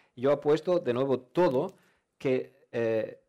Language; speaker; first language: Spanish; non-native, fluent; German